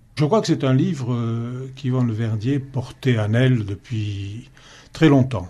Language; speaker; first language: French; native; French